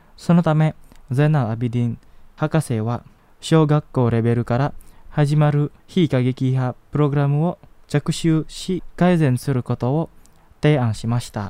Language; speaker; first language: Japanese; non-native, fluent; Indonesian